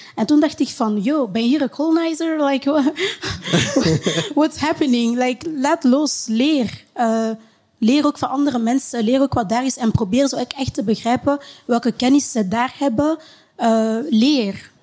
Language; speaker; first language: Dutch; early bilingual, other home language; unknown